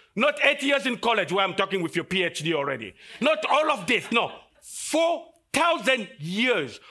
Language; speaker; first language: English; non-native, fluent; Lingala